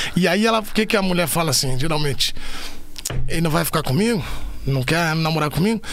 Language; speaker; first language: Portuguese; native; Portuguese